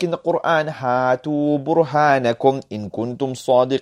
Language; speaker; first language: Arabic; non-native, fluent; English